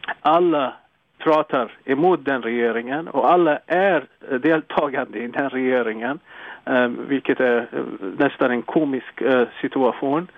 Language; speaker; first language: Swedish; non-native, fluent; Arabic